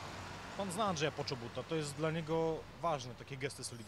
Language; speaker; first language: Polish; native; Polish